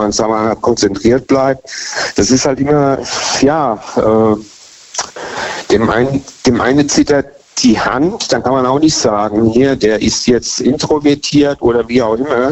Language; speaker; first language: German; native; German